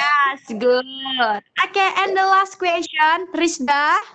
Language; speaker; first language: English; non-native, learner; Indonesian